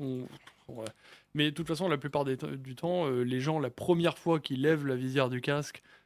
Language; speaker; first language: French; native; French